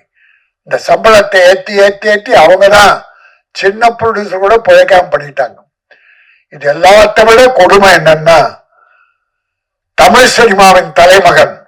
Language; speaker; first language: Tamil; native; Tamil